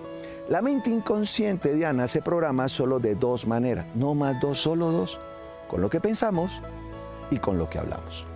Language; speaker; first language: Spanish; native; Spanish